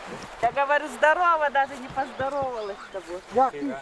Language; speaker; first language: Russian; native; Russian